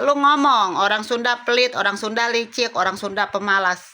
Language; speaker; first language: Indonesian; native; Indonesian